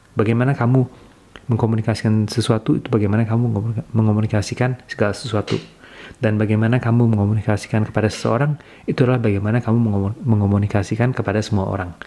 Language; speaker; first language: Indonesian; native; Indonesian